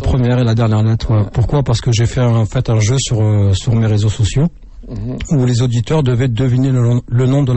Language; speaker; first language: French; native; French